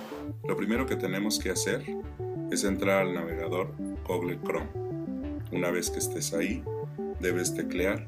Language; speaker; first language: Spanish; native; Spanish